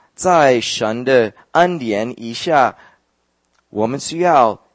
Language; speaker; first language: Chinese; non-native, fluent; English